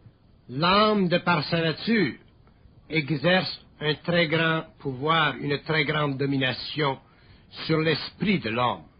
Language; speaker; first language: French; native; French